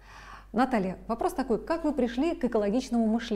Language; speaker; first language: Russian; native; Russian